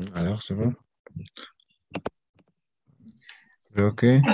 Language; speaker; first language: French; non-native, learner; Spanish